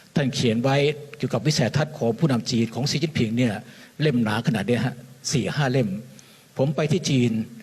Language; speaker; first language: Thai; native; Thai